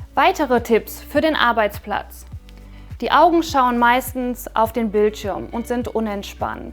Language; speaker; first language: German; native; German